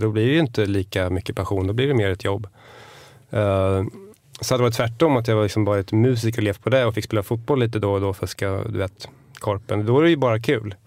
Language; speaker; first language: Swedish; native; Swedish